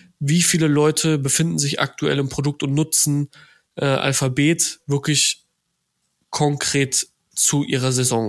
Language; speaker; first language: German; native; German